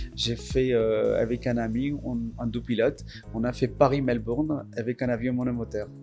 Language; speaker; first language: French; non-native, fluent; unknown